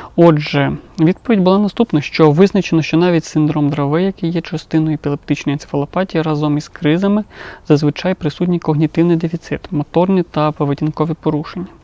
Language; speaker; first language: Ukrainian; non-native, local second language; Russian